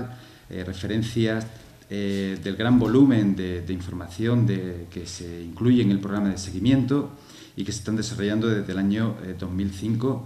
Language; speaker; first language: Spanish; native; Spanish